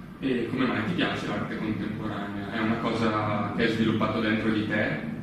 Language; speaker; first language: Italian; native; Italian